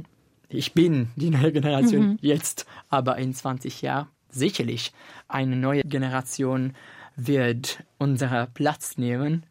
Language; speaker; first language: German; non-native, fluent; Italian